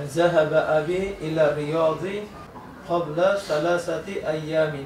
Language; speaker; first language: Arabic; non-native, learner; Uzbek